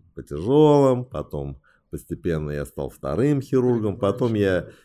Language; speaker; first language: Russian; early bilingual, other home language; Chinese